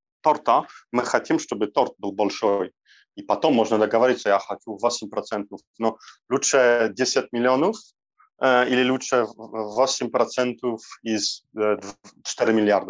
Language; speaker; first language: Russian; non-native, learner; Polish